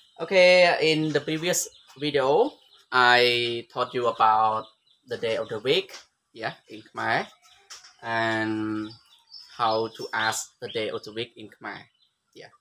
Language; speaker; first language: English; non-native, learner; Khmer